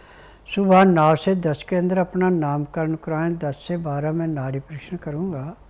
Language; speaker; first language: Hindi; native; Hindi